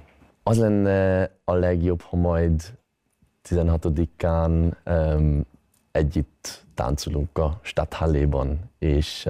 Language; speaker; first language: Hungarian; early bilingual, heritage; Hungarian